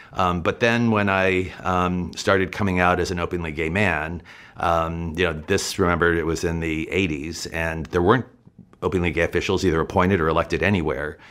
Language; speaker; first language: English; native; English